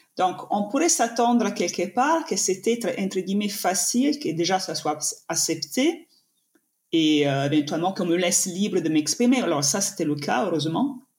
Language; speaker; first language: French; non-native, fluent; Italian